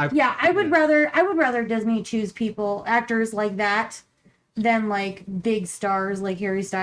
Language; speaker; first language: English; native; English